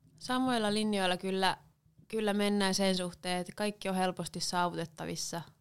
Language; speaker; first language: Finnish; native; Finnish